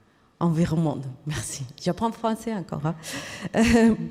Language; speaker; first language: French; non-native, fluent; Spanish